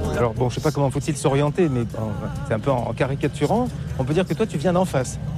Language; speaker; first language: French; native; French